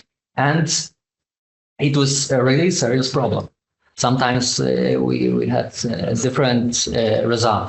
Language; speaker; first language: English; non-native, learner; Polish